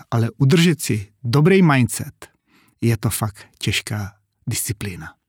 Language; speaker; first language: Czech; non-native, fluent; Macedonian